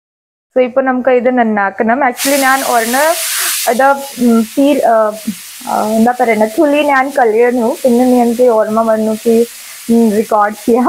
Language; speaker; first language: Malayalam; non-native, learner; Hindi